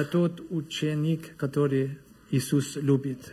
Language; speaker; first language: Russian; non-native, learner; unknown